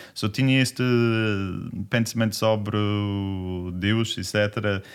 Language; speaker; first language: Portuguese; non-native, learner; English